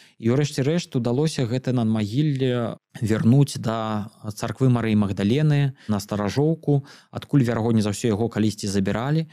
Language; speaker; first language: Belarusian; native; Belarusian